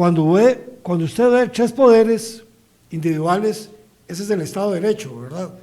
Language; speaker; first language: Spanish; native; Spanish